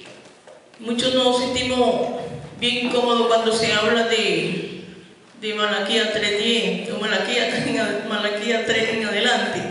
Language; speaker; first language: Spanish; native; Spanish